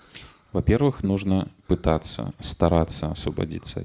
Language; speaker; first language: Russian; native; Russian